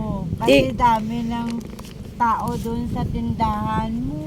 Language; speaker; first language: Filipino; non-native, local second language; Hiligaynon